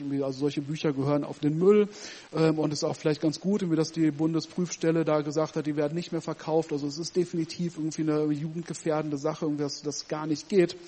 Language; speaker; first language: German; native; German